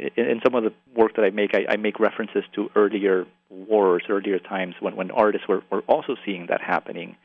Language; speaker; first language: English; early bilingual, other home language; Spanish